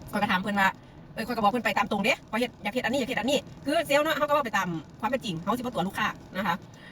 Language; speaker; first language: Thai; native; Thai